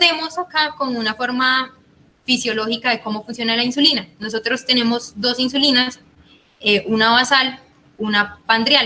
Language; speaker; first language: Spanish; native; Spanish